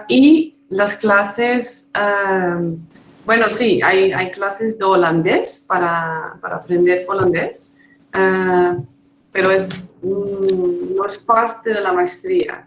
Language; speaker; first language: Spanish; non-native, fluent; Dutch